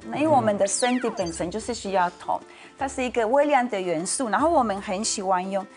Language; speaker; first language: Chinese; non-native, fluent; Spanish